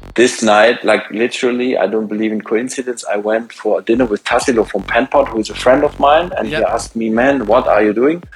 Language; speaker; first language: English; non-native, fluent; German